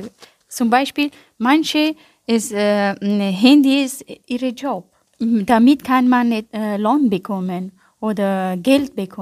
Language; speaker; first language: German; non-native, learner; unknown